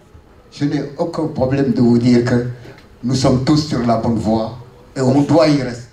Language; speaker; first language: French; non-native, local second language; Wolof